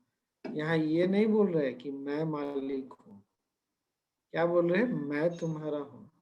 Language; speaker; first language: Hindi; native; Hindi